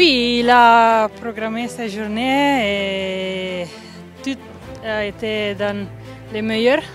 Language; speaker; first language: French; non-native, learner; Italian